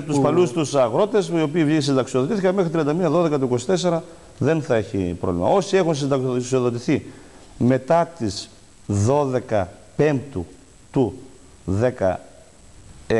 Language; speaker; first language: Greek; native; Greek